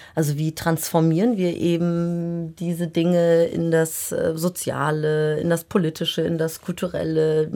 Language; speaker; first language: German; native; German